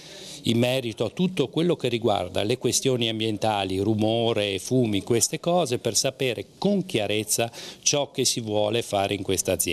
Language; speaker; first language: Italian; native; Italian